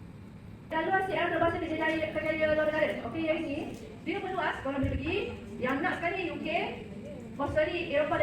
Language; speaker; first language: Malay; native; Malay